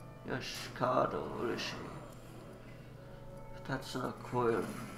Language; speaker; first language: Japanese; non-native, learner; English